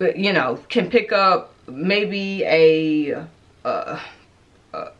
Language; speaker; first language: English; native; English